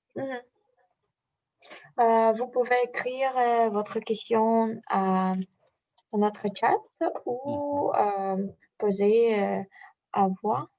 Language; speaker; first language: French; non-native, learner; Russian